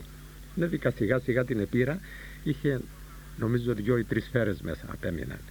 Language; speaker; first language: Greek; native; Greek